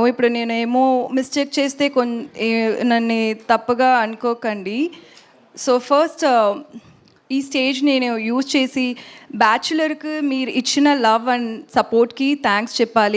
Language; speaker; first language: Telugu; non-native, learner; Tamil